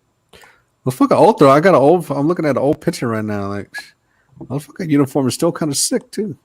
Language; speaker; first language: English; native; English